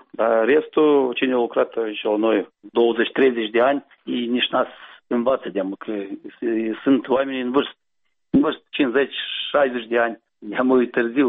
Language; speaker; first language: Romanian; non-native, local second language; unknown